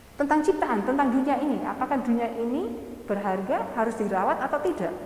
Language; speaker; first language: Indonesian; non-native, fluent; English